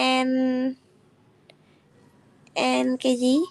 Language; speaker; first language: Vietnamese; non-native, learner; Indonesian